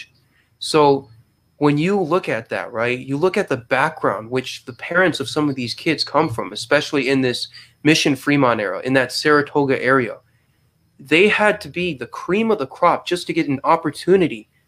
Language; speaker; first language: English; native; English